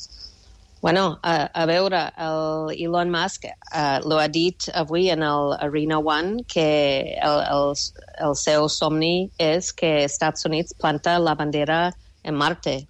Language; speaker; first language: Catalan; non-native, fluent; English